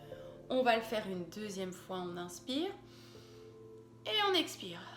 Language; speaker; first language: French; native; French